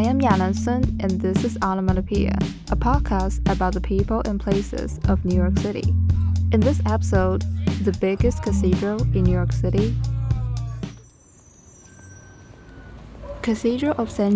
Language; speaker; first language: English; non-native, fluent; Chinese